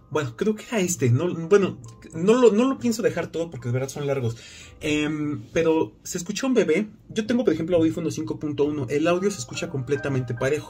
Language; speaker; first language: Spanish; native; Spanish